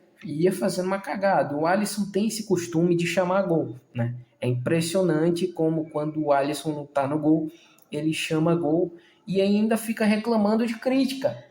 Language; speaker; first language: Portuguese; native; Portuguese